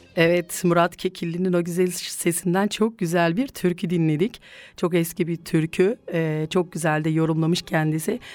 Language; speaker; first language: Turkish; native; Turkish